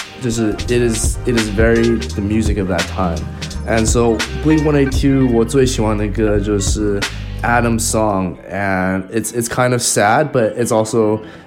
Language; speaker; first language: English; early bilingual, other home language; Chinese